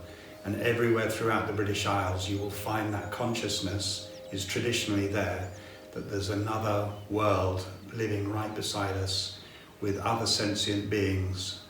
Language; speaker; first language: English; native; English